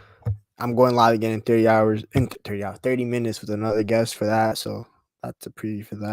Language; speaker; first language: English; native; English